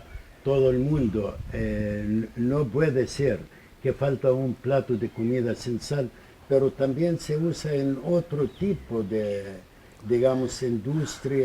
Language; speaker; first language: Spanish; non-native, fluent; Arabic